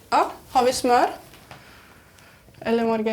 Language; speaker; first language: Swedish; early bilingual, other home language; Serbian